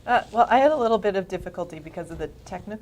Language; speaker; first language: English; native; English